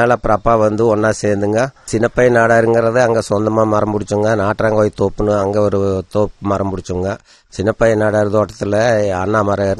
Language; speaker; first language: Tamil; native; Tamil